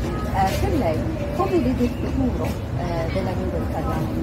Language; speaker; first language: Italian; non-native, fluent; Arabic